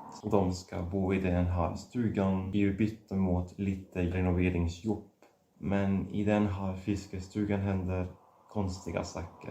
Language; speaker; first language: Swedish; non-native, fluent; Catalan